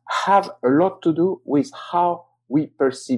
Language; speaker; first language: English; non-native, fluent; French